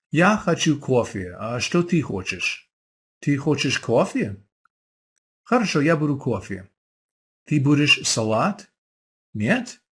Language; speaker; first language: Russian; non-native, fluent; English